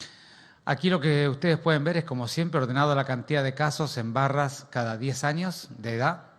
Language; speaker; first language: Spanish; native; Spanish